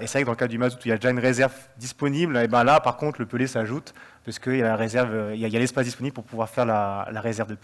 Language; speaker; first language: French; native; French